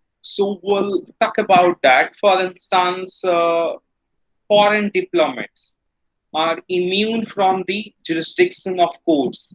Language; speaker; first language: English; non-native, local second language; Hindi